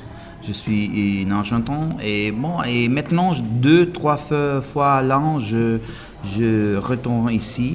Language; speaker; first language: French; non-native, learner; Italian